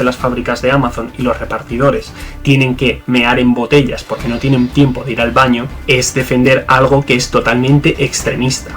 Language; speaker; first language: Spanish; native; Spanish